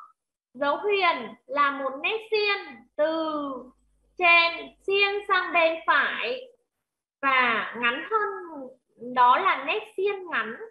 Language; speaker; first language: Vietnamese; native; Vietnamese